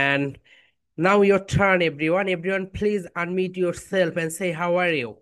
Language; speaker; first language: English; non-native, fluent; Bangla